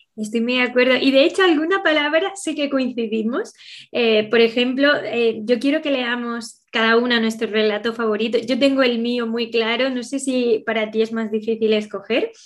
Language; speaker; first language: Spanish; native; Spanish